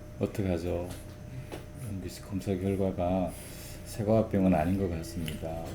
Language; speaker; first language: Korean; native; Korean